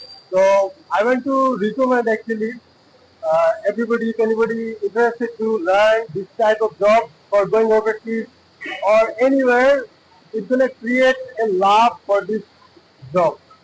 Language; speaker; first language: English; non-native, local second language; Bangla